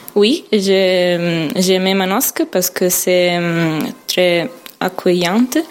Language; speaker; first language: French; non-native, learner; Italian